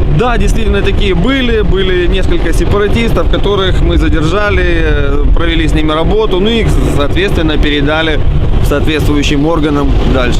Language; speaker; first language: Russian; native; Russian